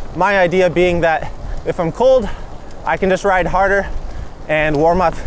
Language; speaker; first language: English; native; English